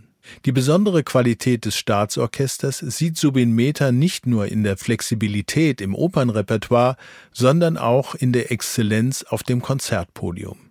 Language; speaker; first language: German; native; German